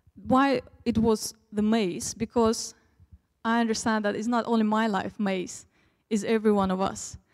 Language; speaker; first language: English; early bilingual, other home language; Russian